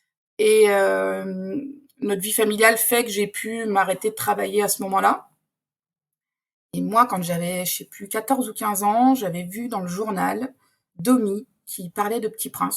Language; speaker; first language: French; native; French